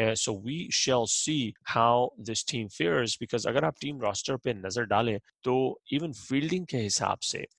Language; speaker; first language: English; non-native, local second language; Urdu